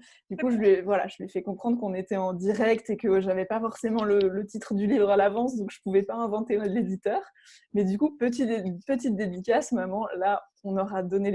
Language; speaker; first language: French; native; French